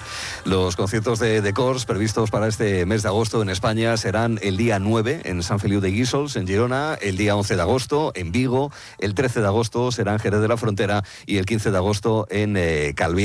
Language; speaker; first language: Spanish; native; Spanish